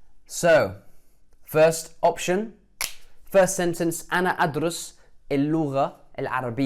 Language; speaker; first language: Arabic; non-native, learner; English